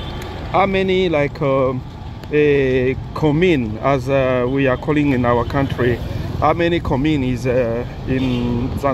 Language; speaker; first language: English; non-native, learner; Lingala